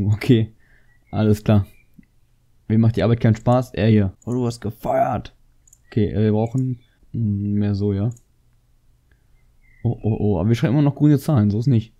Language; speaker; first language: German; native; German